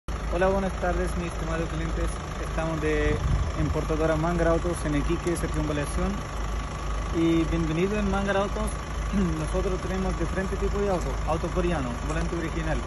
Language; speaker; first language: Spanish; non-native, learner; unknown